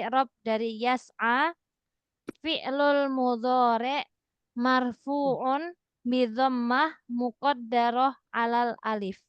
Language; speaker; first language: Arabic; non-native, fluent; Indonesian